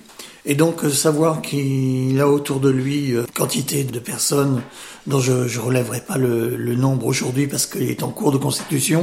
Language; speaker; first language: French; native; French